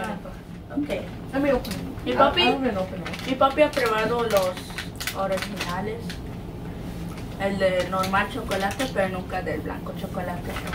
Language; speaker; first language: Spanish; early bilingual, heritage; Spanish